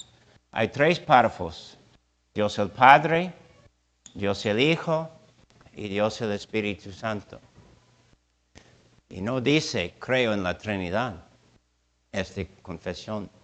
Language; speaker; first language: Spanish; non-native, fluent; English